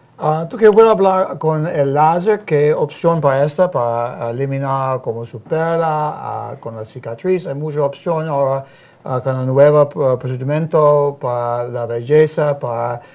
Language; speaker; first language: Spanish; non-native, learner; English